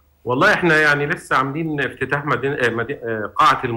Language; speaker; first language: Arabic; native; Arabic